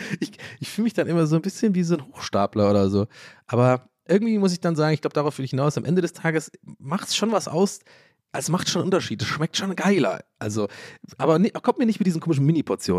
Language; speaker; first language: German; native; German